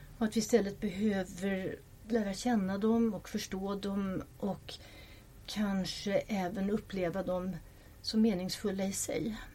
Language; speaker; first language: Swedish; non-native, fluent; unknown